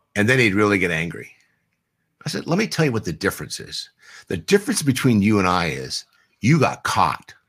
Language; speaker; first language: English; native; English